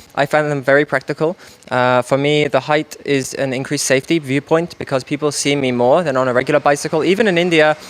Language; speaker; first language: English; non-native, fluent; Italian